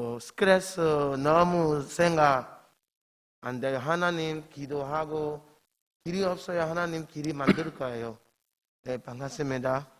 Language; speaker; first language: Korean; non-native, learner; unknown